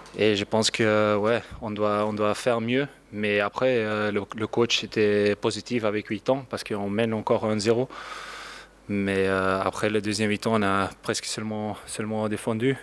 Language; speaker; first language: French; non-native, local second language; Dutch